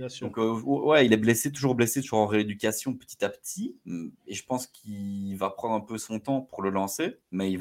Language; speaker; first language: French; native; French